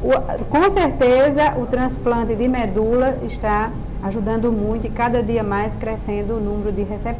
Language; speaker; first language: Portuguese; native; Portuguese